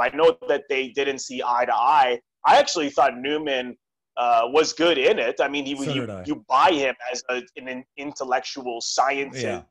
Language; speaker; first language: English; native; English